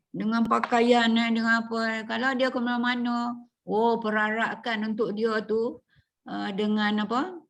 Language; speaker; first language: Malay; native; Malay